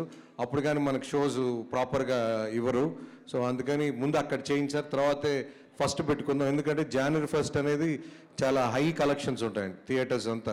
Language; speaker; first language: Telugu; native; Telugu